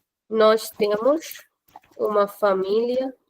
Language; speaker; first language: Portuguese; non-native, fluent; Hindi